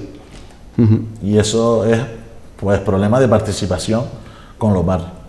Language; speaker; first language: Spanish; native; Spanish